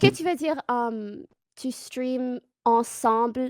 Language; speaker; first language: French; non-native, fluent; English